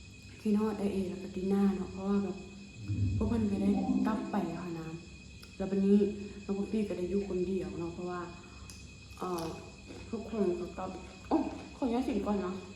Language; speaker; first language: Thai; non-native, local second language; Lao